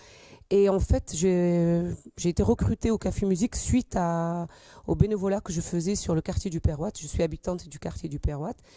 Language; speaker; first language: French; native; French